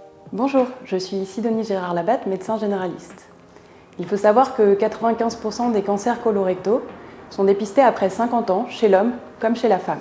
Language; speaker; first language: French; native; French